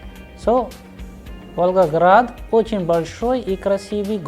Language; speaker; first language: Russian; non-native, fluent; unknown